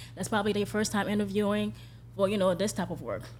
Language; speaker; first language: English; early bilingual, other home language; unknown